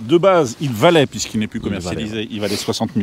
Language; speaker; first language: French; native; French